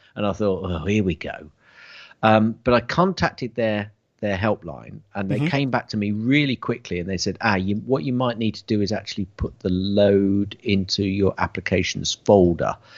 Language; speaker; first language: English; native; English